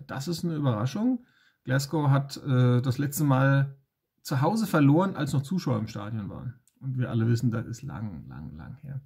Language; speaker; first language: German; native; German